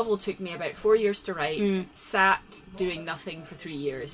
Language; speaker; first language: English; native; English